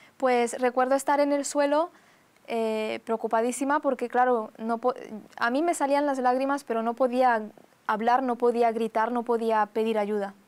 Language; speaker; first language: Spanish; early bilingual, other home language; Romanian